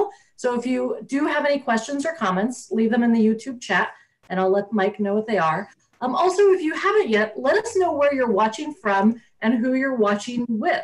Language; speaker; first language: English; native; English